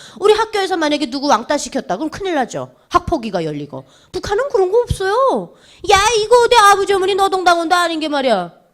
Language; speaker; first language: Korean; native; Korean